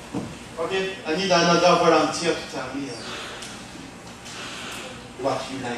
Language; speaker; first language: English; non-native, fluent; French